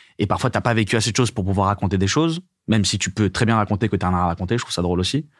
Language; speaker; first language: French; native; French